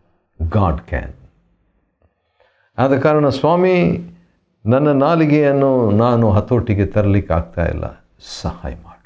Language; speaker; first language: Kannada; native; Kannada